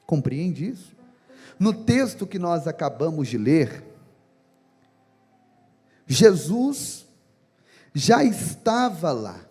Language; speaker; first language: Portuguese; native; Portuguese